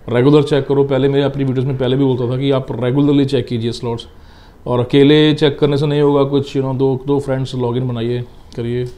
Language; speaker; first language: Hindi; non-native, local second language; Punjabi